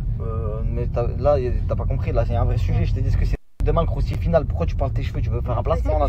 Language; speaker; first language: French; native; French